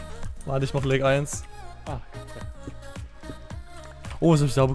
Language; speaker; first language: German; native; German